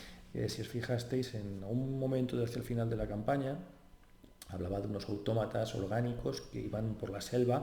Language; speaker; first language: Spanish; native; Spanish